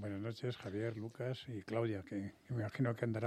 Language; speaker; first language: Spanish; native; Spanish